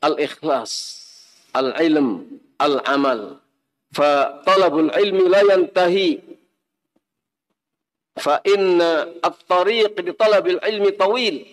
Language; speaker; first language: Arabic; non-native, fluent; Indonesian